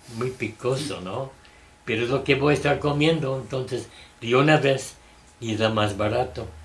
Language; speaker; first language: Spanish; non-native, fluent; English